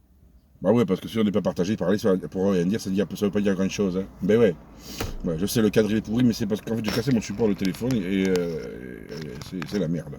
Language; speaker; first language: French; native; French